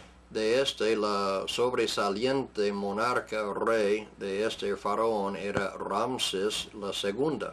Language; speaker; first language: Spanish; non-native, fluent; English